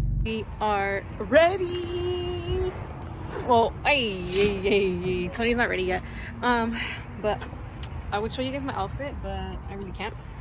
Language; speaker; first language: English; early bilingual, other home language; Spanish